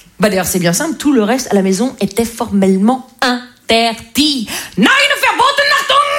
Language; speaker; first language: French; native; French